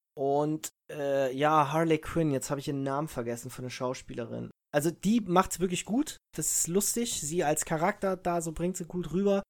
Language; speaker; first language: German; early bilingual, other home language; Italian